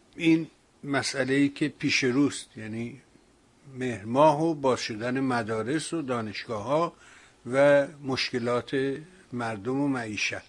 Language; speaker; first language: Persian; native; Persian